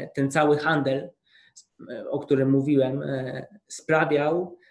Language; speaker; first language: Polish; native; Polish